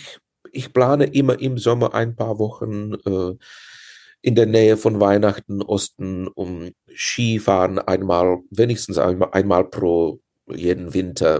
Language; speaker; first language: German; non-native, fluent; Czech